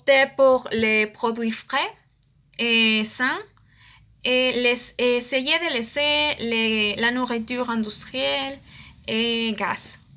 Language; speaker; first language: French; non-native, learner; Spanish